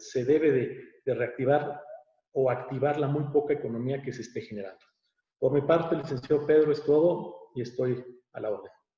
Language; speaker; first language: Spanish; native; Spanish